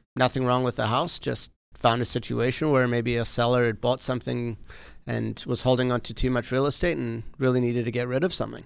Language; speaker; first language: English; native; English